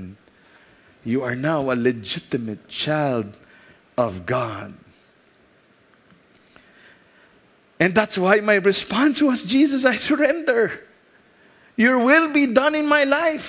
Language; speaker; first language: English; non-native, local second language; Filipino